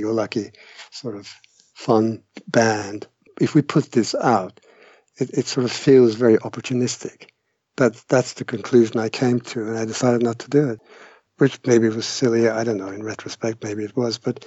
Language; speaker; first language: English; non-native, fluent; Norwegian